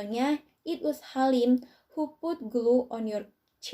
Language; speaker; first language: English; non-native, learner; Indonesian